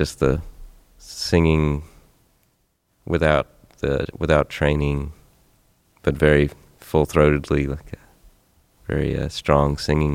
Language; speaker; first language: English; native; English